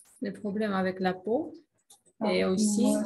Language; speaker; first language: French; non-native, fluent; Russian